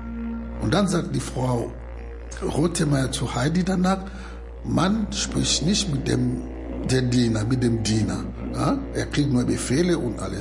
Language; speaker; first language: German; non-native, learner; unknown